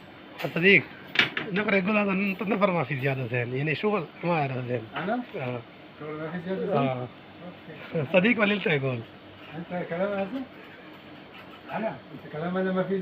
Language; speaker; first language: Arabic; non-native, learner; Pashto